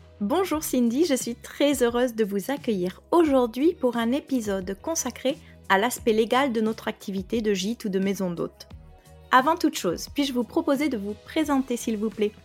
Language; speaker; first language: French; native; French